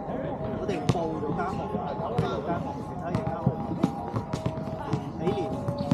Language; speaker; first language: Cantonese; native; Cantonese